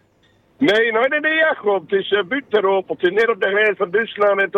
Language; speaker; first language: Dutch; native; Dutch